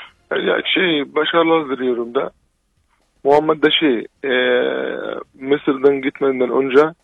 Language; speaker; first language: Turkish; non-native, learner; Arabic